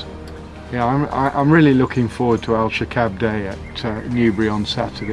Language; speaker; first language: English; native; English